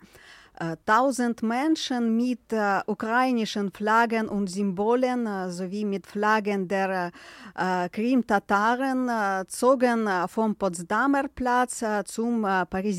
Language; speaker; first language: German; non-native, fluent; Ukrainian